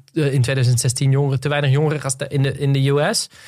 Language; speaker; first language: Dutch; native; Dutch